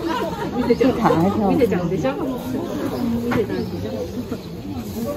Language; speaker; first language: Japanese; non-native, learner; Chinese